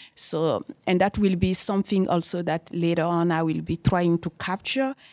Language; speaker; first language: English; non-native, fluent; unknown